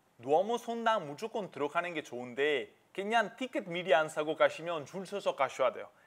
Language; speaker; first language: Korean; non-native, fluent; Italian